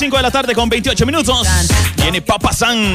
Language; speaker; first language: Spanish; native; Spanish